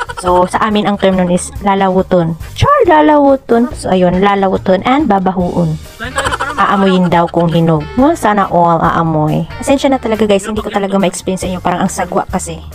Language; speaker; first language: Filipino; non-native, local second language; Waray